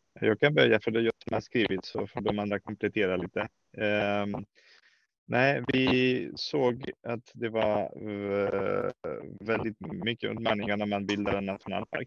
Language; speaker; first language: Swedish; non-native, fluent; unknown